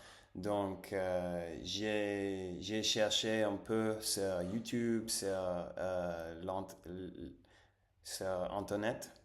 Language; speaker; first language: French; non-native, fluent; Spanish